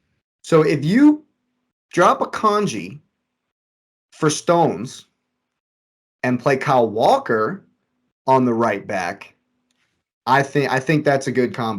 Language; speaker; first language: English; native; English